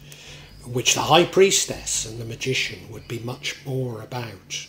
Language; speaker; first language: English; native; English